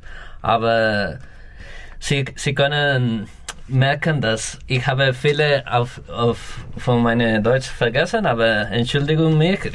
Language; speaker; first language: German; non-native, learner; Spanish